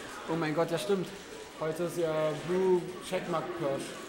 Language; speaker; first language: German; native; German